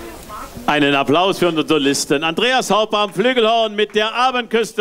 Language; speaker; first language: German; native; German